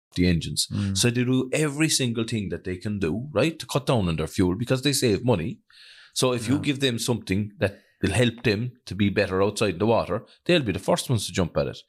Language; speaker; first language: English; native; English